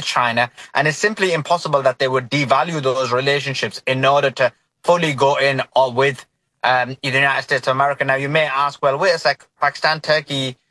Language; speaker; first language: English; native; English